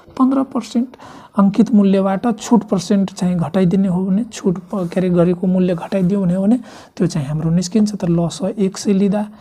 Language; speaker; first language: Nepali; non-native, local second language; Maithili